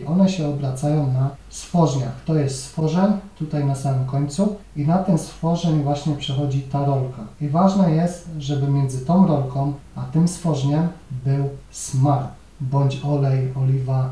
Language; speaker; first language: Polish; native; Polish